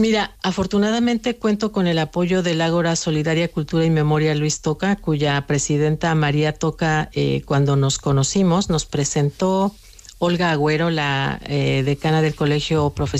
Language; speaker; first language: Spanish; native; Spanish